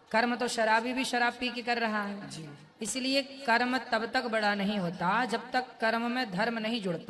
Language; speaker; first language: Hindi; native; Hindi